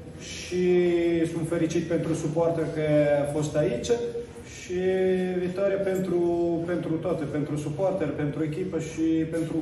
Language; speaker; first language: Romanian; non-native, learner; Italian